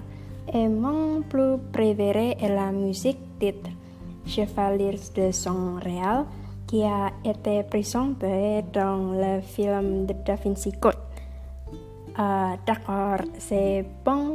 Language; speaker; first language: French; non-native, learner; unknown